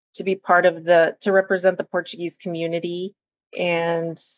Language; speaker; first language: English; native; English